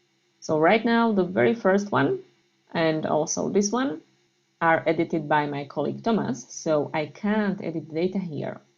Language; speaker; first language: English; non-native, fluent; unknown